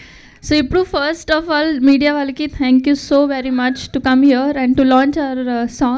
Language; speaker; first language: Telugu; non-native, learner; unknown